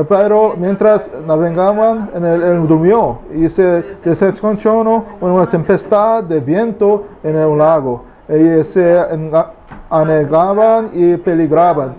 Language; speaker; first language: Spanish; non-native, learner; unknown